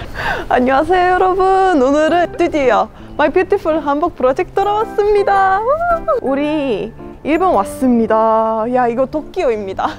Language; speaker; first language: Korean; non-native, fluent; Estonian